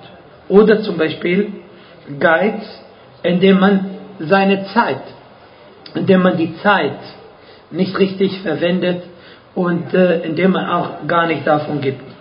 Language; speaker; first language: German; non-native, fluent; Arabic